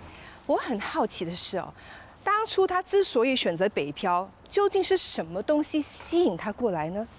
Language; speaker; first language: Chinese; native; Chinese